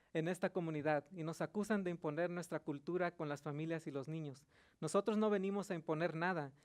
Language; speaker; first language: Spanish; early bilingual, heritage; Spanish